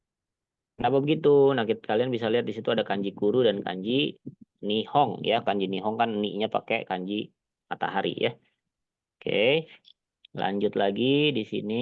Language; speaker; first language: Indonesian; native; Indonesian